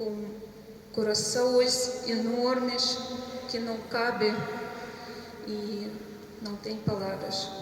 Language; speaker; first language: Portuguese; non-native, fluent; Ukrainian